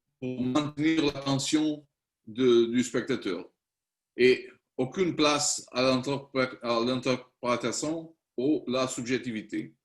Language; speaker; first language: French; non-native, learner; Spanish